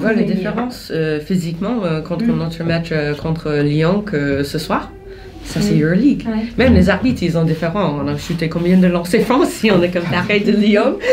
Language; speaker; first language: French; non-native, fluent; English